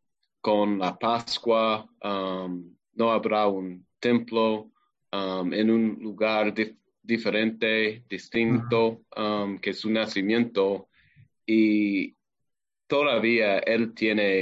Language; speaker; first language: Spanish; non-native, learner; English